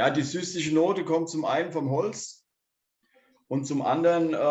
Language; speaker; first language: German; native; German